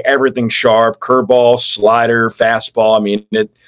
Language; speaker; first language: English; native; English